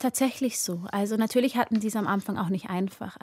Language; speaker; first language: German; early bilingual, other home language; Amharic